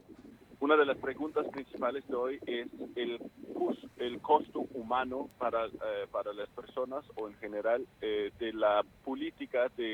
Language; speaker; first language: Spanish; non-native, fluent; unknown